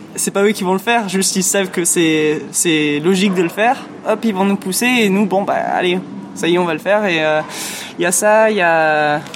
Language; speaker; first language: French; non-native, fluent; English